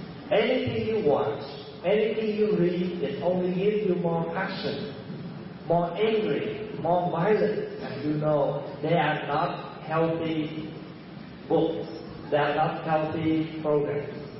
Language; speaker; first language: English; early bilingual, other home language; Vietnamese